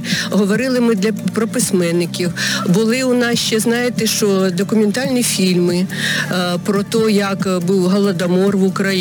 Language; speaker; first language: Ukrainian; non-native, local second language; Russian